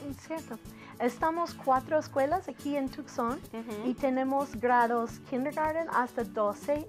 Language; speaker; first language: Spanish; non-native, learner; English